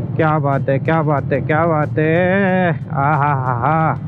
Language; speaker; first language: Hindi; non-native, local second language; Marathi